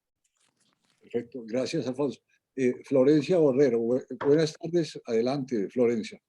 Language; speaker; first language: Spanish; native; Spanish